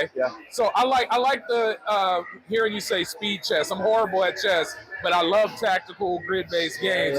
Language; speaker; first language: English; native; English